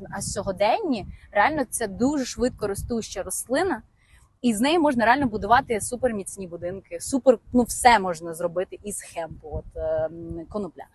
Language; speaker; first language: Ukrainian; native; Ukrainian